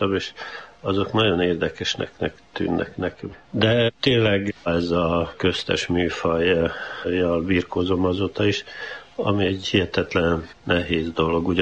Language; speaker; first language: Hungarian; native; Hungarian